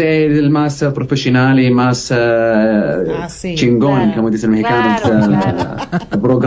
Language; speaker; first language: Spanish; non-native, learner; Arabic